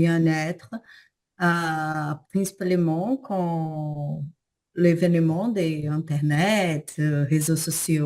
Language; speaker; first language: French; non-native, learner; Portuguese